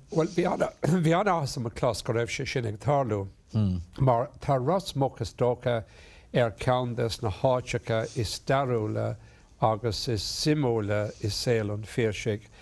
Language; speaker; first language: Irish; non-native, local second language; English